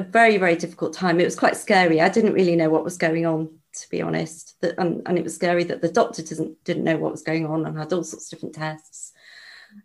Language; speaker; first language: English; native; English